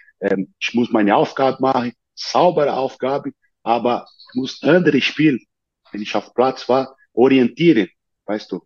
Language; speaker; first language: German; non-native, fluent; Portuguese